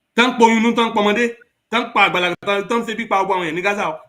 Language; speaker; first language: English; non-native, local second language; Yoruba